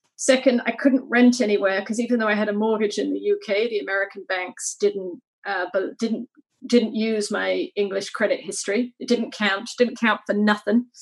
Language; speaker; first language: English; native; English